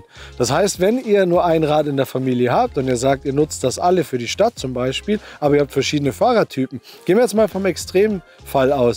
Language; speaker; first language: German; native; German